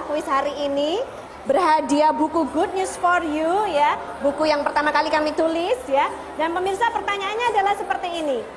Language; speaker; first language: Indonesian; native; Indonesian